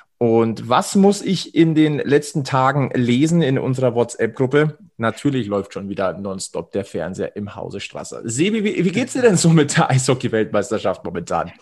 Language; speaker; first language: German; native; German